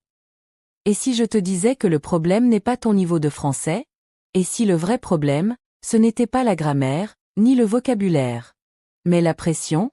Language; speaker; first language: French; native; French